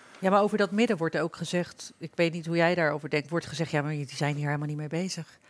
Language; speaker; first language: Dutch; early bilingual, other home language; Turkish